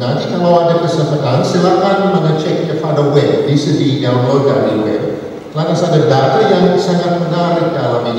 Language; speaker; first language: Malay; non-native, fluent; English